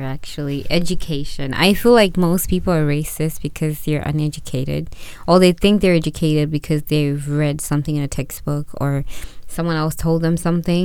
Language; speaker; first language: English; non-native, local second language; Shona